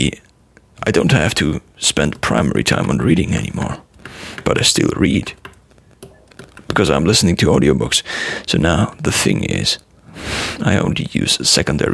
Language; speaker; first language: English; non-native, fluent; German